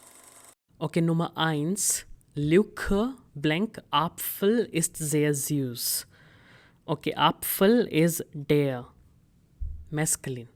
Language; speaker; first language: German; non-native, fluent; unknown